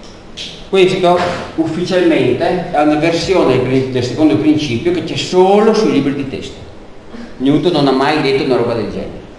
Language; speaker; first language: Italian; native; Italian